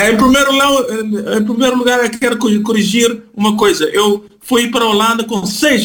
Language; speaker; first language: Portuguese; non-native, fluent; Kabuverdianu